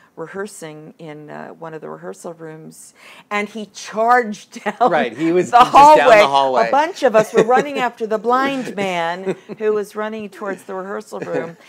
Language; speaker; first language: English; native; English